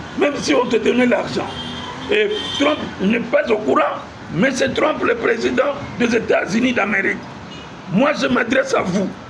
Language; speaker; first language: French; non-native, local second language; Lingala